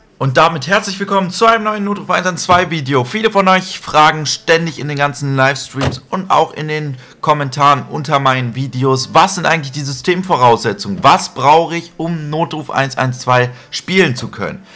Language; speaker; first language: German; native; German